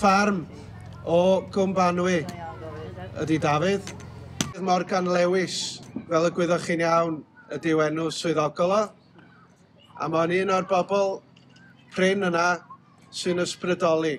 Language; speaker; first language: Welsh; native; Welsh